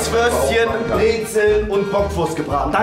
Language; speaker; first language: German; native; German